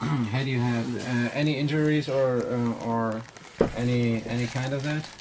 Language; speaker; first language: English; non-native, fluent; German